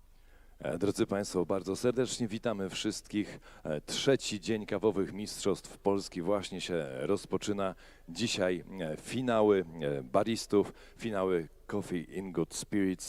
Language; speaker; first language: Polish; native; Polish